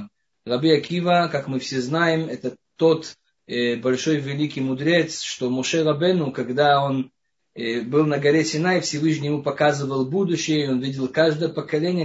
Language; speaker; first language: Russian; non-native, fluent; Hebrew